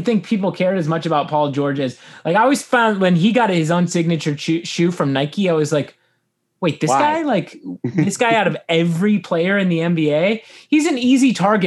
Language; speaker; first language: English; native; English